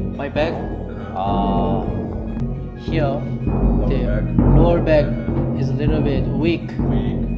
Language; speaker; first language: English; non-native, learner; Korean